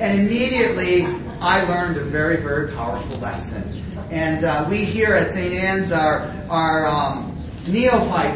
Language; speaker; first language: English; native; English